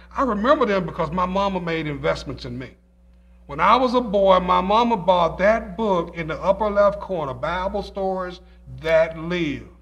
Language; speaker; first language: English; native; English